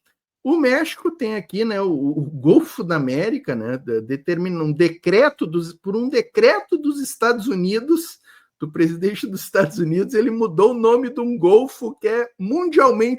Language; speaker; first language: Portuguese; native; Portuguese